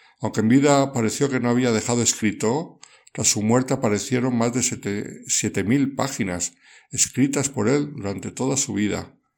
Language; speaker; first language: Spanish; native; Spanish